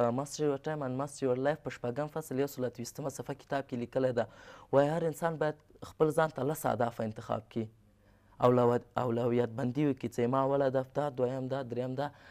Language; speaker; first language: Pashto; native; Pashto